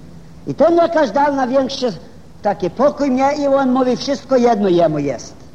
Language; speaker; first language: Polish; non-native, fluent; Ukrainian